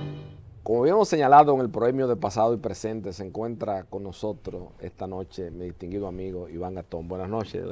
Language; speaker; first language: Spanish; native; Spanish